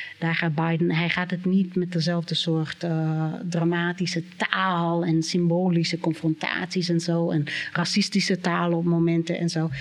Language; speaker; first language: Dutch; non-native, fluent; English